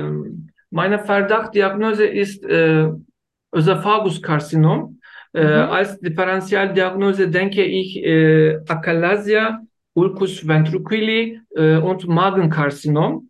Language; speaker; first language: German; non-native, learner; Turkish